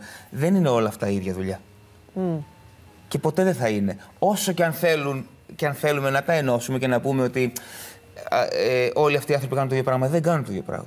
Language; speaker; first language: Greek; native; Greek